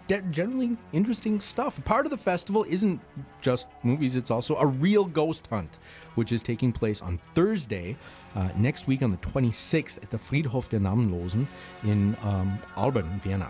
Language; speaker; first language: English; native; English